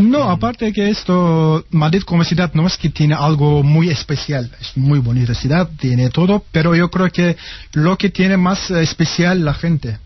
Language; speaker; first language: Spanish; non-native, fluent; Turkish